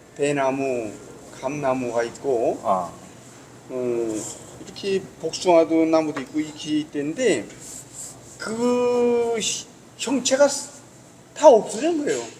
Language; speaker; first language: Korean; native; Korean